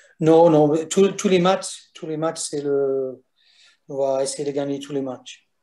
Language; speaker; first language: French; non-native, fluent; English